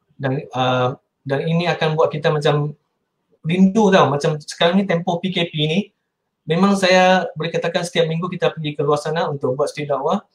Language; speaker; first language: Malay; non-native, local second language; Chinese